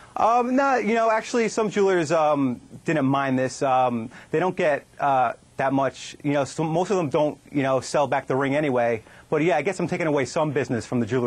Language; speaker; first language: English; native; English